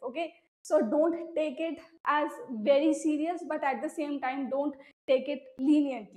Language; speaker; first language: English; non-native, local second language; Hindi